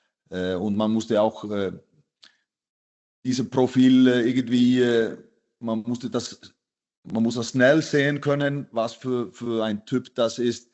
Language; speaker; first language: German; non-native, fluent; Icelandic